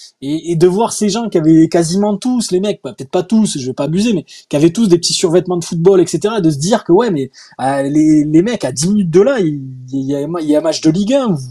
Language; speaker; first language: French; native; French